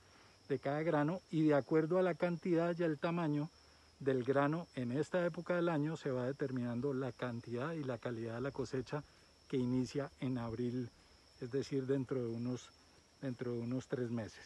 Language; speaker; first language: Spanish; native; Spanish